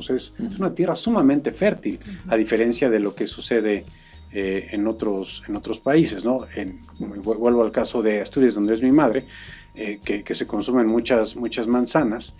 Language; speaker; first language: Spanish; native; Spanish